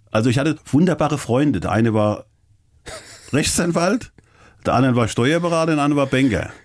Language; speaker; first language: German; native; German